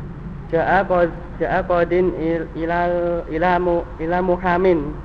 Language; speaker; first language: Arabic; non-native, learner; Indonesian